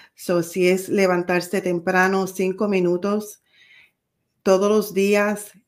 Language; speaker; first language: Spanish; early bilingual, heritage; Spanish